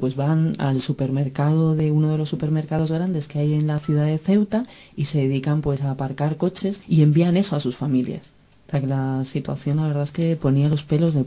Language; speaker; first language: Spanish; native; Spanish